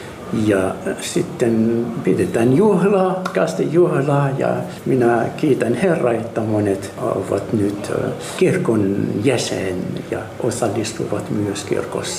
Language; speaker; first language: Finnish; non-native, fluent; Arabic